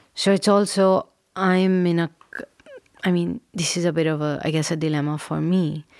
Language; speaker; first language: English; non-native, local second language; Urdu